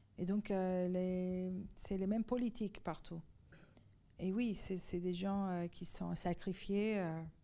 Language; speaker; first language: French; non-native, fluent; Persian